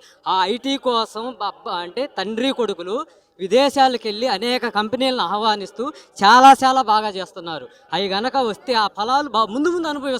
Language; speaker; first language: Telugu; native; Telugu